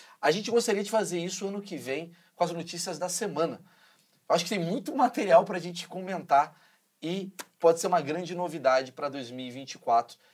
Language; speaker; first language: Portuguese; native; Portuguese